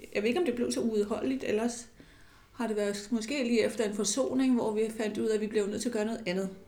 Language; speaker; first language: Danish; native; Danish